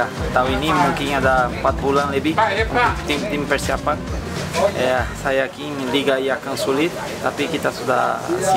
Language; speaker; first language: Indonesian; non-native, fluent; Portuguese